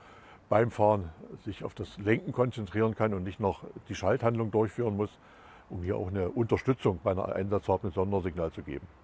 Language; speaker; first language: German; native; German